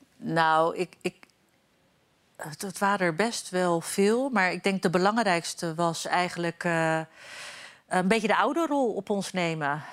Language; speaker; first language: Dutch; early bilingual, other home language; Turkish